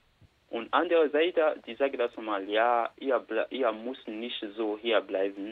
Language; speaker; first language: German; non-native, learner; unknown